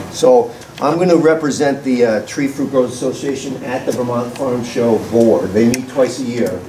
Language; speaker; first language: English; native; English